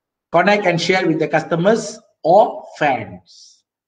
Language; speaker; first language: English; non-native, local second language; Malay